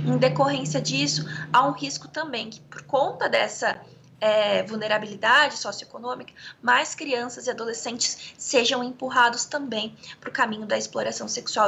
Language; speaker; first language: Portuguese; native; Portuguese